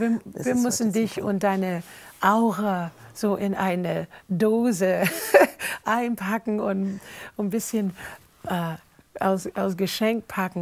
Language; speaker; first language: German; non-native, fluent; English